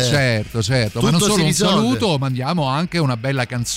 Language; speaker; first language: Italian; native; Italian